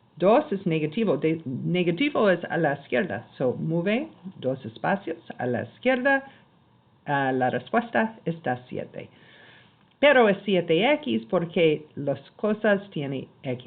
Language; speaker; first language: Spanish; non-native, learner; English